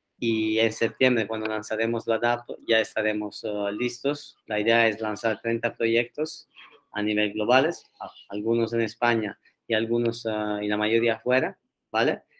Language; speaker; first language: Spanish; non-native, fluent; Italian